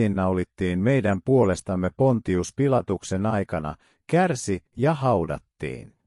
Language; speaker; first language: Finnish; native; Finnish